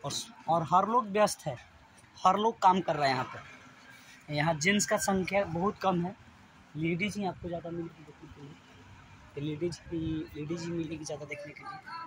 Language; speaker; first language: Hindi; non-native, local second language; Bhojpuri